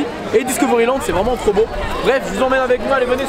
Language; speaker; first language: French; native; French